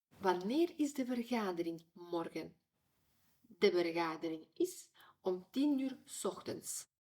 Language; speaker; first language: Dutch; non-native, fluent; Ukrainian